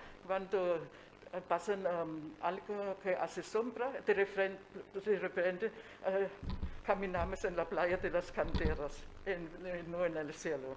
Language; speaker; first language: Spanish; non-native, fluent; German